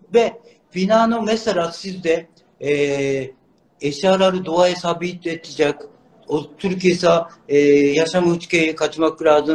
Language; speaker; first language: Turkish; non-native, learner; Japanese